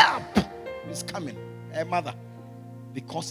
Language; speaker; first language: English; non-native, local second language; Ga